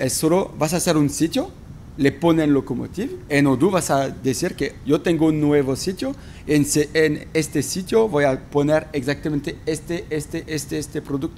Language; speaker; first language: Spanish; non-native, fluent; French